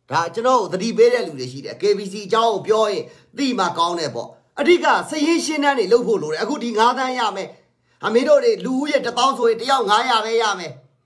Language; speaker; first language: Burmese; non-native, local second language; Kachin